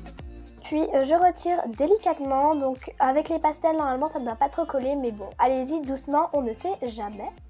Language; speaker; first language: French; native; French